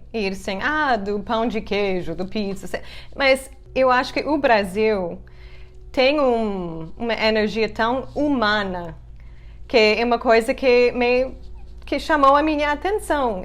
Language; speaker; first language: Portuguese; non-native, fluent; English